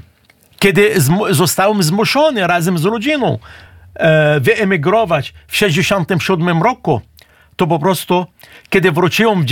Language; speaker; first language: Polish; non-native, fluent; Arabic